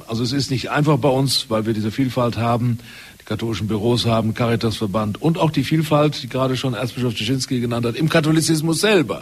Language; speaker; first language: German; native; German